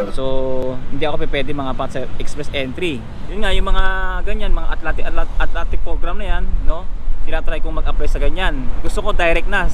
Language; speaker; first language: Filipino; native; Filipino